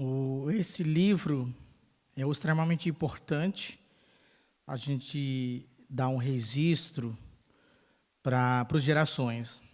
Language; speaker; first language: Portuguese; non-native, local second language; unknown